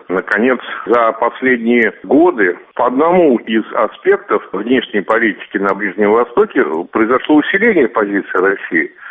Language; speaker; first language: Russian; native; Russian